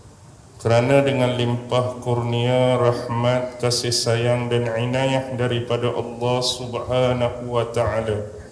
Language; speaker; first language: Malay; native; Malay